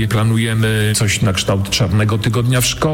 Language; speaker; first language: Polish; native; Polish